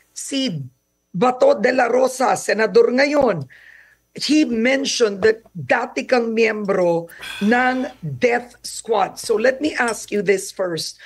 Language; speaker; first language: Filipino; native; Filipino